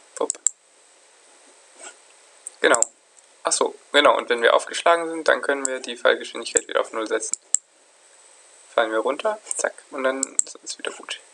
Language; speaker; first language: German; native; German